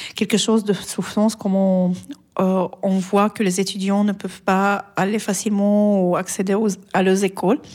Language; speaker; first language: French; non-native, fluent; Arabic